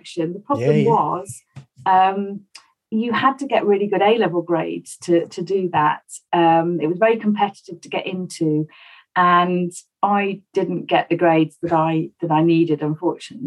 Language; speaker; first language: English; native; English